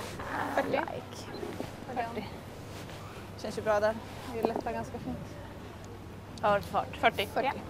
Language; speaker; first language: Swedish; native; Swedish